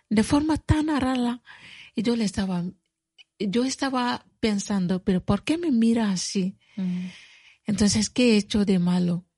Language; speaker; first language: Spanish; non-native, fluent; Bambara